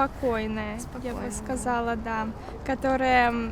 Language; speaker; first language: Russian; native; Russian